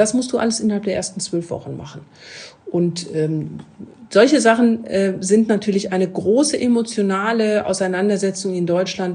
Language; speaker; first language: German; native; German